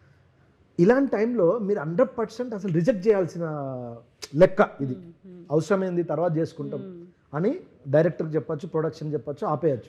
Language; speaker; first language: Telugu; native; Telugu